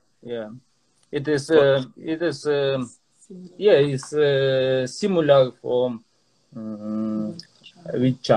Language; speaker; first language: English; non-native, learner; Russian